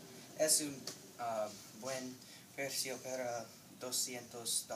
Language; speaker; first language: Spanish; non-native, learner; English